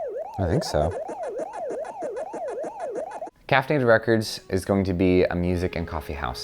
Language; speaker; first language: English; native; English